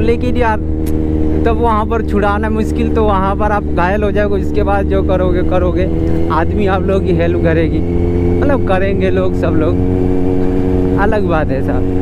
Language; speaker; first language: Hindi; native; Hindi